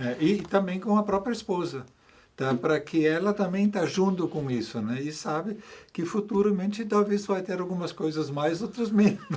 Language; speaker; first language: Portuguese; non-native, fluent; German